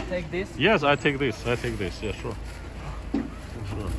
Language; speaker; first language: English; non-native, learner; Chinese